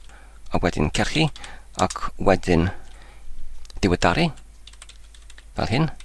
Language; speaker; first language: Welsh; non-native, learner; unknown